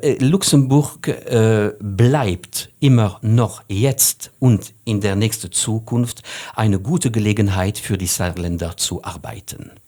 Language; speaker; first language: German; non-native, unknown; French